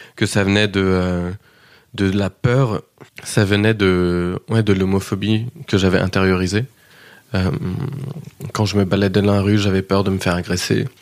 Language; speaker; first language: French; early bilingual, heritage; French